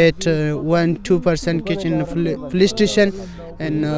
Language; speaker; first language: English; non-native, learner; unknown